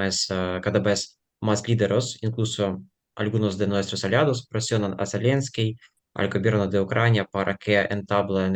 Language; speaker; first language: Spanish; non-native, fluent; Ukrainian